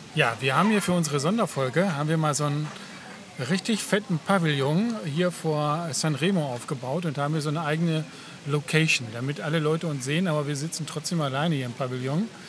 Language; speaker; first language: German; native; German